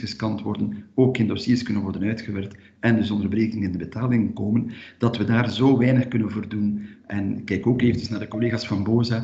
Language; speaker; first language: Dutch; native; Dutch